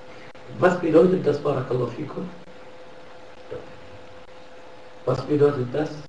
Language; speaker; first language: German; non-native, fluent; Arabic